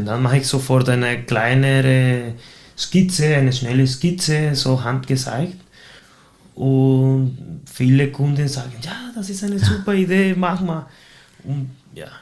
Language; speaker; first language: German; non-native, fluent; Spanish